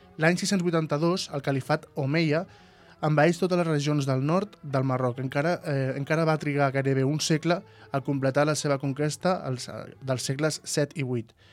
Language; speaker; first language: Catalan; native; Catalan